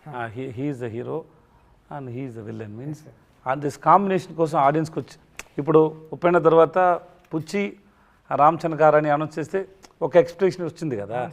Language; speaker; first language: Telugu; non-native, learner; Tamil